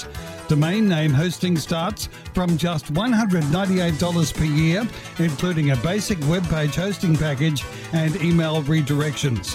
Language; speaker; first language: English; native; English